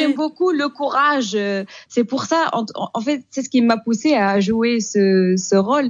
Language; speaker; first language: French; non-native, local second language; Arabic